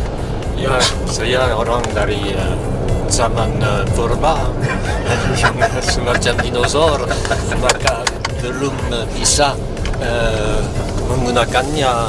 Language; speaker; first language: Indonesian; non-native, fluent; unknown